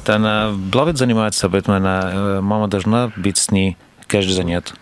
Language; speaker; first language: Russian; non-native, learner; Lingala